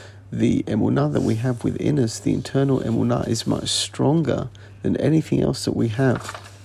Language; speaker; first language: English; native; English